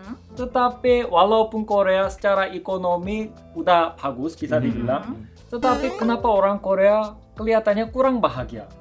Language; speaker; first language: Indonesian; non-native, fluent; Korean